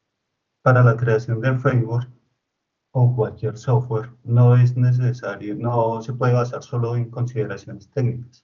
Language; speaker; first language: Spanish; native; Spanish